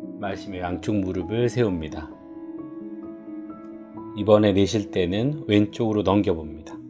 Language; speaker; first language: Korean; native; Korean